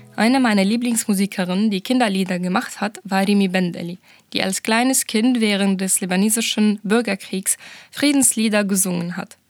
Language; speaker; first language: German; non-native, fluent; Arabic